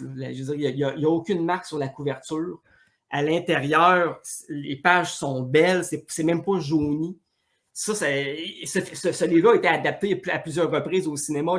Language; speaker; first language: French; native; French